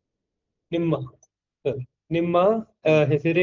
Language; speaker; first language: Kannada; non-native, learner; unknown